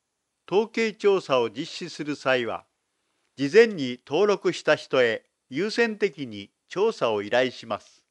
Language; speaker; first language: Japanese; native; Japanese